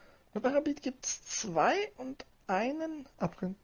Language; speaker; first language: German; native; German